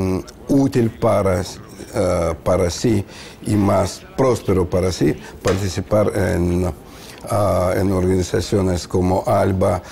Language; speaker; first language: Spanish; non-native, fluent; Russian